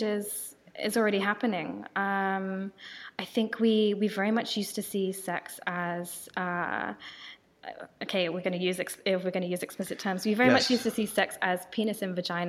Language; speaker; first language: English; native; English